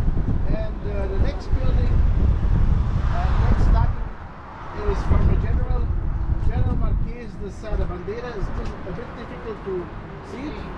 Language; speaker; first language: English; non-native, fluent; Portuguese